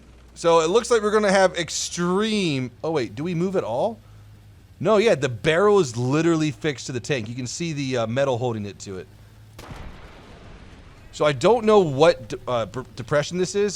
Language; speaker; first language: English; native; English